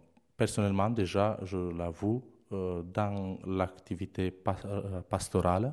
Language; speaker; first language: French; non-native, fluent; Romanian